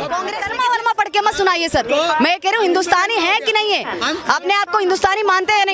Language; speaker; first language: Hindi; native; Hindi